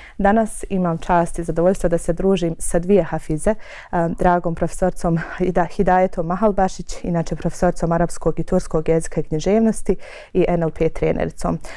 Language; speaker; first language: Bosnian; native; Bosnian